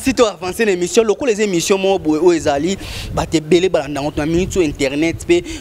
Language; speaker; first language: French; non-native, local second language; Lingala